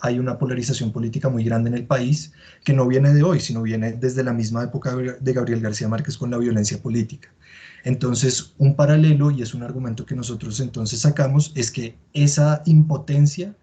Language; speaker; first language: Spanish; native; Spanish